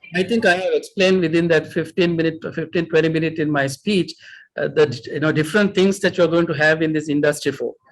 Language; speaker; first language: English; non-native, local second language; Sinhala